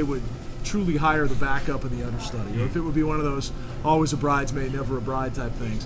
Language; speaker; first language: English; native; English